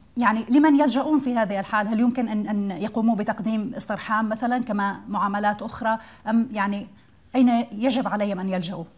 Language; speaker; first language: Arabic; native; Arabic